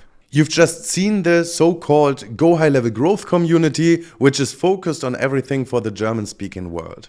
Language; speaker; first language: English; non-native, fluent; German